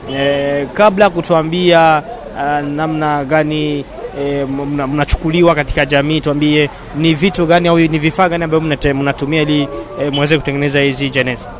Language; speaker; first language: Swahili; non-native, local second language; Rundi